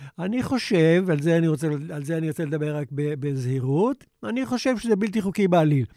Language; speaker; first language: Hebrew; native; Hebrew